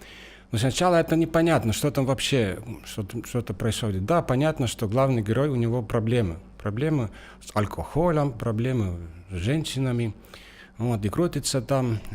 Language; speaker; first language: Russian; non-native, fluent; Estonian